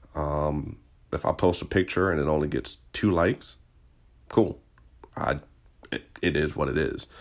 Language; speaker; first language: English; native; English